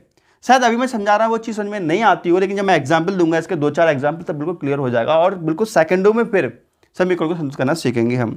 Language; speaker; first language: Hindi; native; Hindi